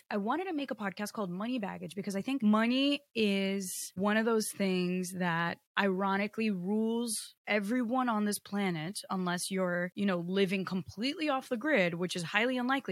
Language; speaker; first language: English; early bilingual, other home language; Portuguese